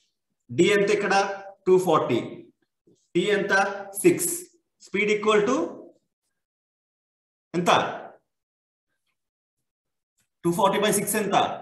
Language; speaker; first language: Telugu; native; Telugu